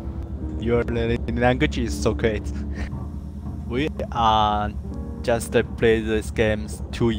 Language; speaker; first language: English; non-native, learner; Chinese